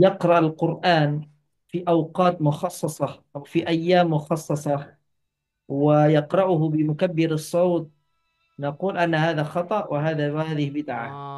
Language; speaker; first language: Arabic; non-native, fluent; Indonesian